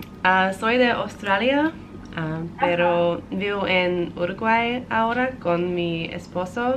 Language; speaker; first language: Spanish; non-native, learner; English